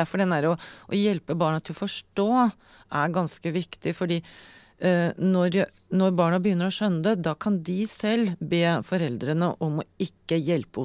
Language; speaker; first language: Norwegian; native; Norwegian